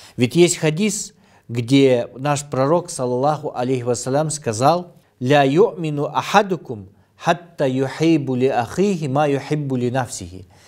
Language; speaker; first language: Russian; non-native, local second language; Kyrgyz